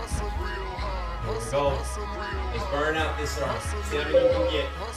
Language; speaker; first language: English; native; English